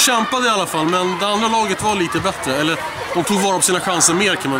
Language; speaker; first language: Swedish; native; Swedish